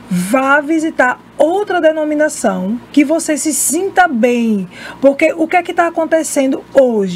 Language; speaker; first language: Portuguese; native; Portuguese